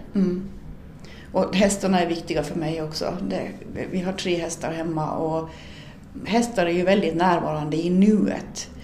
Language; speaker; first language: Swedish; native; Swedish